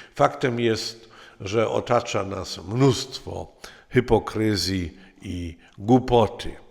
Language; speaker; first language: Polish; native; Polish